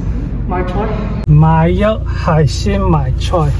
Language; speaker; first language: Chinese; non-native, learner; English